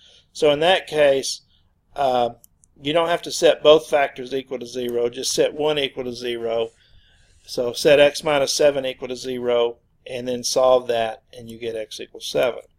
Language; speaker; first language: English; native; English